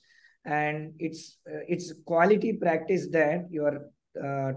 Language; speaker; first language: English; non-native, local second language; Telugu